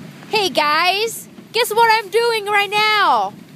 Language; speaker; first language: English; non-native, learner; Japanese